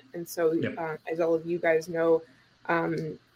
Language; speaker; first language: English; native; English